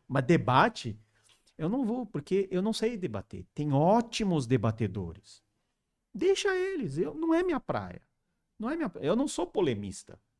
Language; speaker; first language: Portuguese; early bilingual, other home language; Korean